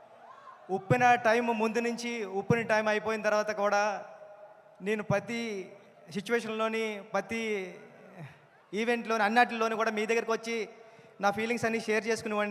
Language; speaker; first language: Telugu; native; Telugu